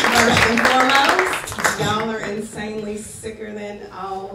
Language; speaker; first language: English; native; English